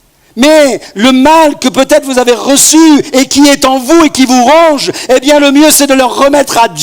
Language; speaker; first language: French; native; French